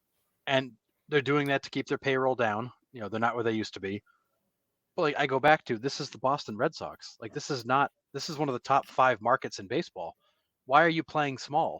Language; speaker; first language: English; native; English